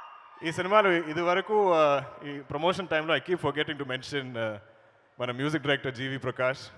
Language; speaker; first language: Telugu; non-native, local second language; Malayalam